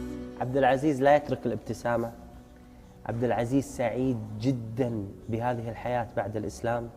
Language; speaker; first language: Arabic; native; Arabic